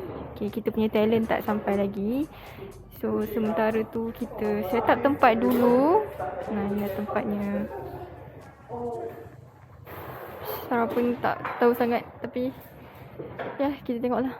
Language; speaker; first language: Malay; native; Malay